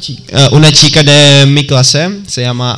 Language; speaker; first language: Spanish; non-native, learner; Czech